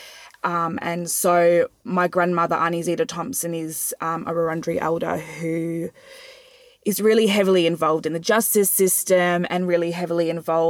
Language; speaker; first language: English; native; English